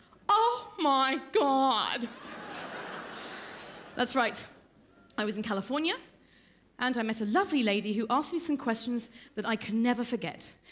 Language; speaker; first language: English; native; English